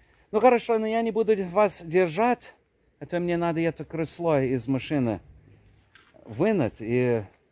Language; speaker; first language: Russian; non-native, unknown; English